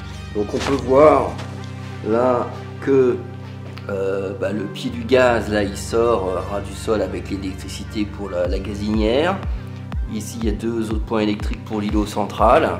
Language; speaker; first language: French; native; French